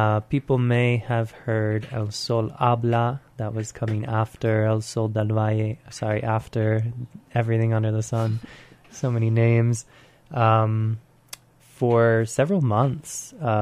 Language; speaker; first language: English; native; English